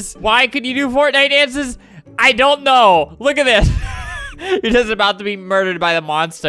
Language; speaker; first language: English; native; English